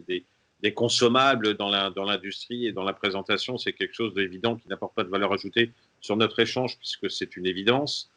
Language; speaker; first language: French; native; French